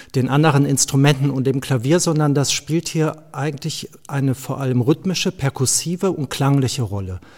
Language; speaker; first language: German; non-native, fluent; Slovenian